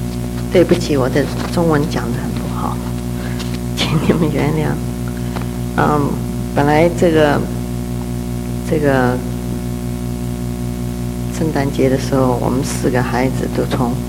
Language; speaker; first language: Chinese; early bilingual, heritage; Chinese